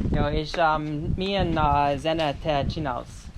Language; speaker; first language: Hungarian; non-native, learner; English